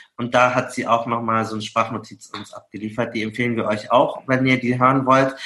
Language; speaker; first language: German; early bilingual, other home language; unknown